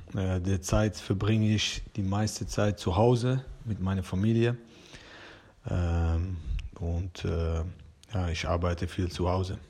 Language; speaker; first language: German; non-native, learner; Persian